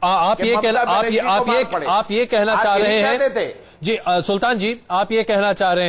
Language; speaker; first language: Hindi; native; Hindi